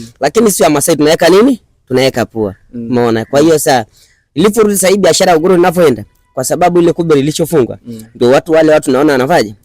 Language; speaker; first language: Swahili; non-native, local second language; Masai